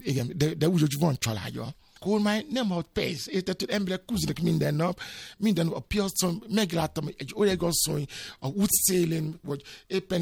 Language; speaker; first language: Hungarian; non-native, fluent; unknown